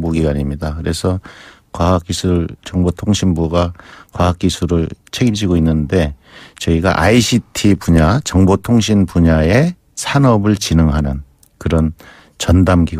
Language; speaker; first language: Korean; native; Korean